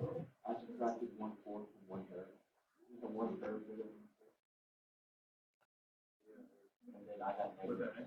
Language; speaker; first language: English; native; English